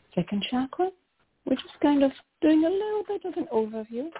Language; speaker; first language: English; non-native, fluent; French